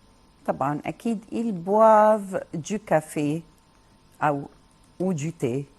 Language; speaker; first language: French; non-native, fluent; Arabic